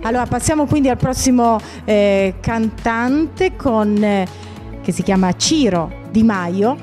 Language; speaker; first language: Italian; native; Italian